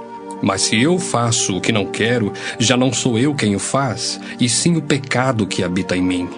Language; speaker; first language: Portuguese; native; Portuguese